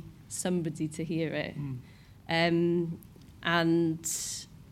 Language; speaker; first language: English; non-native, local second language; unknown